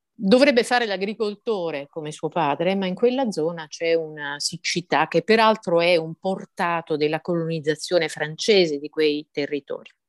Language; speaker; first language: Italian; native; Italian